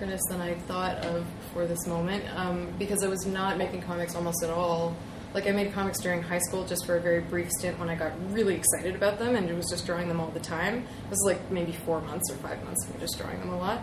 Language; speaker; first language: English; native; English